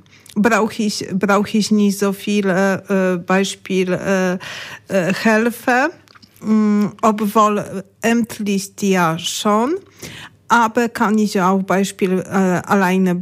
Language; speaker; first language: German; non-native, learner; Polish